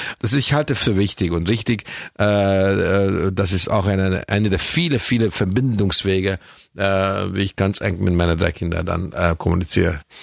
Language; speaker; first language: German; non-native, fluent; Hungarian